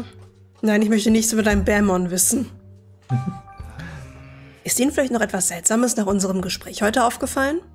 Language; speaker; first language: German; native; German